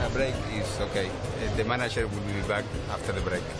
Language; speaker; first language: English; non-native, learner; Spanish